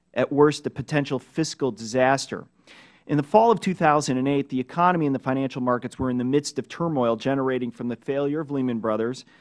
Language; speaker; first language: English; native; English